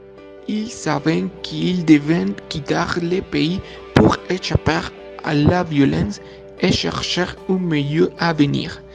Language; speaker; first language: French; non-native, learner; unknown